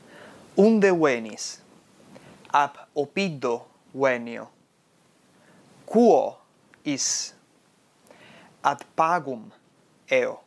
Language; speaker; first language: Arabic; non-native, fluent; Spanish